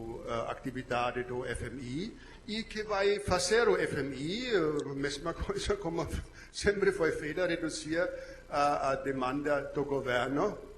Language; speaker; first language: Portuguese; non-native, learner; German